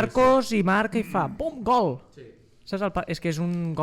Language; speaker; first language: Catalan; native; Catalan